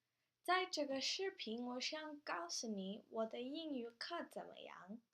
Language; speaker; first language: Chinese; non-native, learner; Spanish